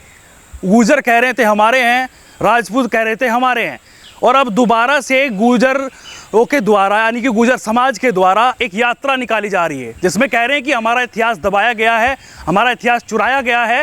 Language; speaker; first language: Hindi; native; Hindi